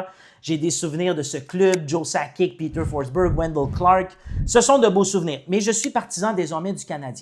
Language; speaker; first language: French; native; French